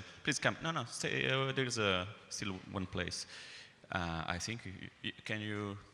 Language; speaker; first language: English; non-native, fluent; Italian